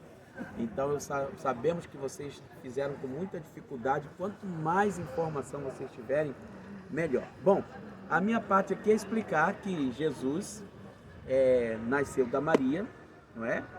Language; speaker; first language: Portuguese; native; Portuguese